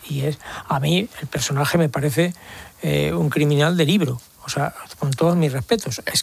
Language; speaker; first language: Spanish; native; Spanish